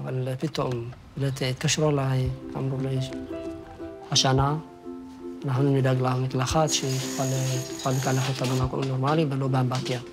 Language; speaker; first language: Hebrew; non-native, fluent; Amharic